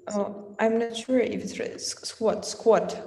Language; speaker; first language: English; non-native, fluent; Russian